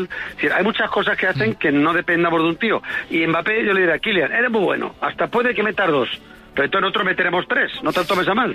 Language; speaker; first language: Spanish; native; Spanish